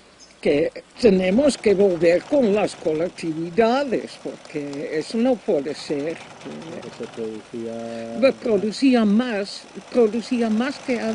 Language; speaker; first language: Spanish; non-native, fluent; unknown